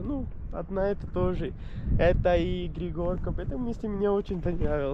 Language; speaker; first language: Russian; non-native, learner; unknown